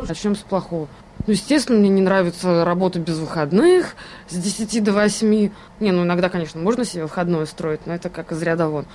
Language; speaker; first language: Russian; native; Russian